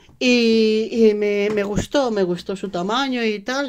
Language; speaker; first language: Spanish; native; Spanish